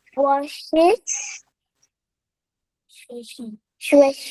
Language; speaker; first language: Chinese; non-native, learner; Tamil